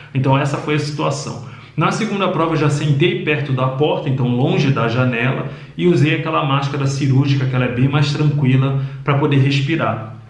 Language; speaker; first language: Portuguese; native; Portuguese